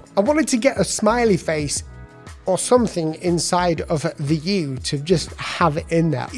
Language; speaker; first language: English; native; English